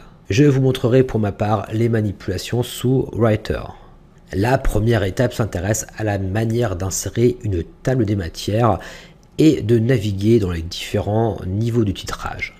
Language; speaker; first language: French; native; French